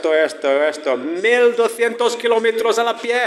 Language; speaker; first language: Spanish; non-native, learner; English